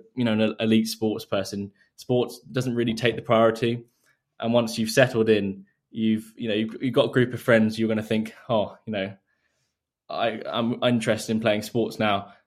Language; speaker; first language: English; native; English